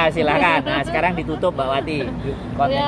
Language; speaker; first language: Indonesian; non-native, local second language; Javanese